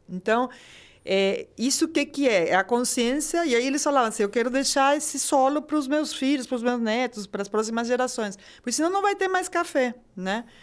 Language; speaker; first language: Portuguese; non-native, fluent; Spanish